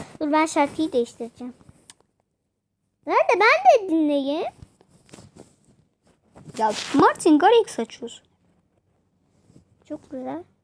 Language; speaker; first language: Turkish; native; Turkish